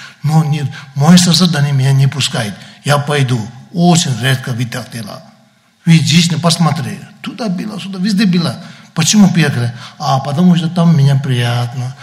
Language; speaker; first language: Russian; non-native, learner; Tibetan